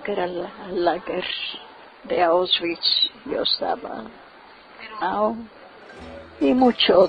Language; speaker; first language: Spanish; early bilingual, heritage; Ladino